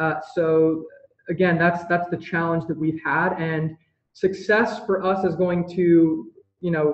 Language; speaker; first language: English; native; English